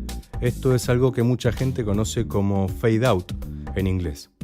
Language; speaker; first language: Spanish; native; Spanish